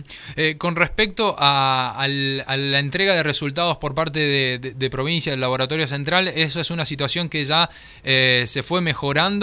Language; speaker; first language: Spanish; native; Spanish